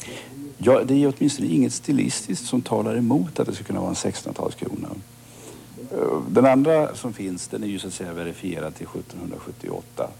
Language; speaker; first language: Swedish; native; Swedish